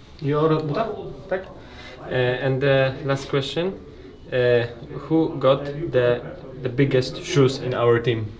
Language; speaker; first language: English; non-native, learner; Polish